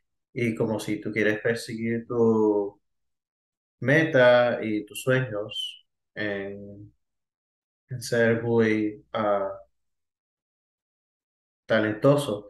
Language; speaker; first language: Spanish; early bilingual, heritage; Spanish